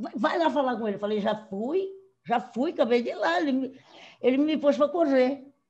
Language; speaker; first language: Portuguese; native; Portuguese